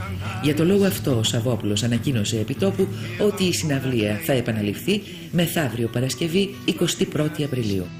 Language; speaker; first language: Greek; native; Greek